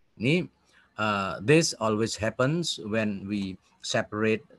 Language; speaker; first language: English; non-native, fluent; Indonesian